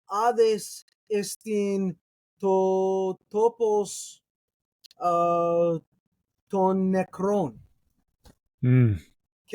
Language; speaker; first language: Greek; non-native, learner; English